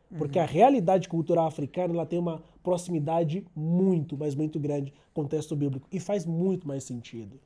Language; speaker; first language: Portuguese; native; Portuguese